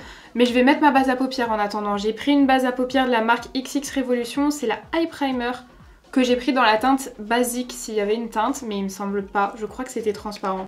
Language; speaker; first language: French; native; French